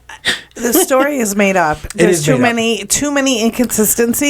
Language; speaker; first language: English; native; English